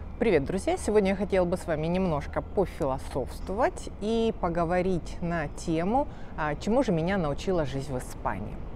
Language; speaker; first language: Russian; native; Russian